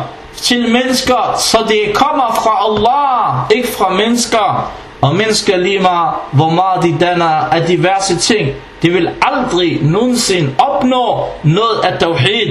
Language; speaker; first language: Danish; non-native, fluent; Arabic